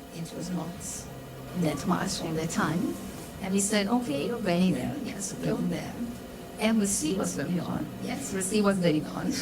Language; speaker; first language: English; non-native, fluent; Romanian